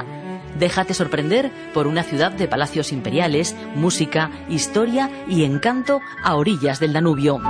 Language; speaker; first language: Spanish; native; Spanish